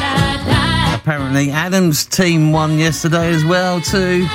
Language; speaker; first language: English; native; English